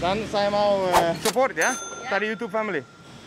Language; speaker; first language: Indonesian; non-native, learner; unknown